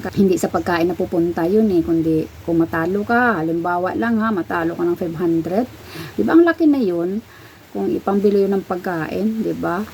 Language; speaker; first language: Filipino; non-native, local second language; Cebuano